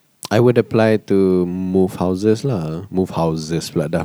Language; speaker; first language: English; non-native, local second language; Malay